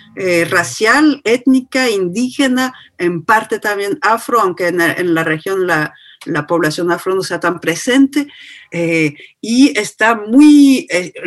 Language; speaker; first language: Spanish; non-native, fluent; French